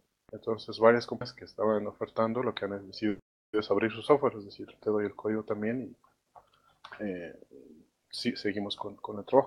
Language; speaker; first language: Spanish; native; Spanish